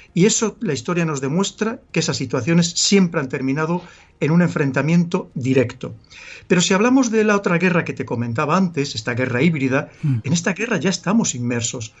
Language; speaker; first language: Spanish; native; Spanish